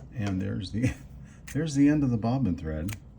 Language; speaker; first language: English; native; English